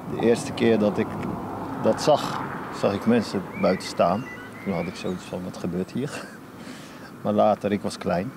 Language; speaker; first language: Dutch; early bilingual, other home language; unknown